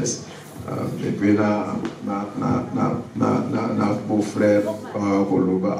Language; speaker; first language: French; non-native, local second language; Lingala